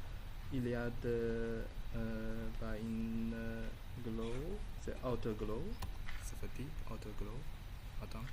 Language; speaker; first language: French; non-native, learner; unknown